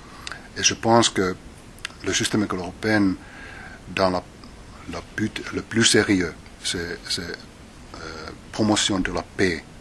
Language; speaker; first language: French; non-native, fluent; Finnish